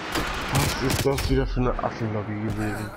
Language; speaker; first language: German; native; German